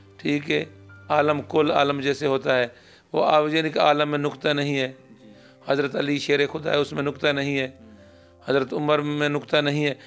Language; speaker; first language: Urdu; non-native, local second language; Saraiki